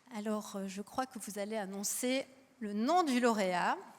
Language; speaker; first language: French; native; French